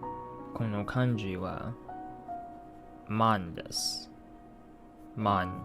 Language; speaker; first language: Japanese; non-native, learner; English